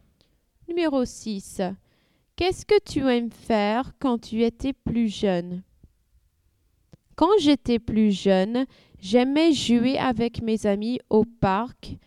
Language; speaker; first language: French; non-native, learner; English